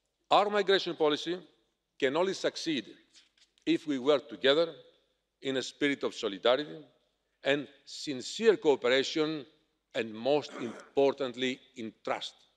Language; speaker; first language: English; non-native, fluent; Greek